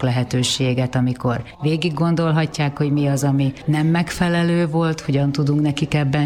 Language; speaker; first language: Hungarian; native; Hungarian